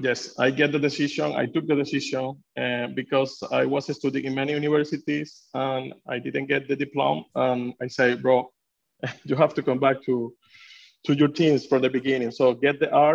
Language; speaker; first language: English; non-native, fluent; Spanish